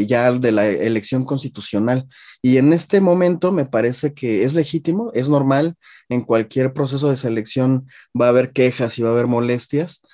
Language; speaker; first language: Spanish; native; Spanish